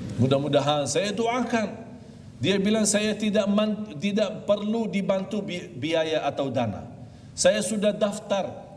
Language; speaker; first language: Malay; non-native, fluent; Arabic